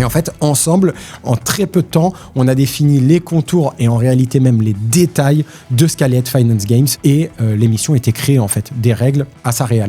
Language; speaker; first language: French; native; French